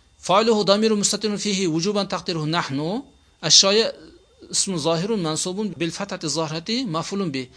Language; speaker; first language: Arabic; non-native, fluent; Uzbek